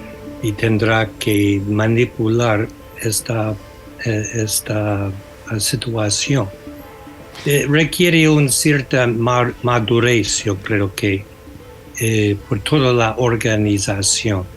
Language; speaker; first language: Spanish; non-native, fluent; English